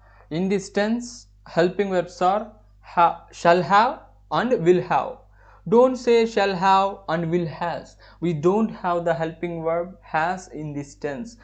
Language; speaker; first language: English; non-native, local second language; Telugu